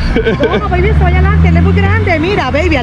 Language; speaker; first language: Spanish; native; Spanish